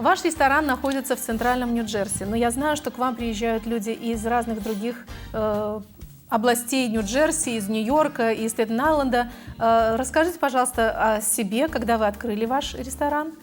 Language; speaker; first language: Russian; native; Russian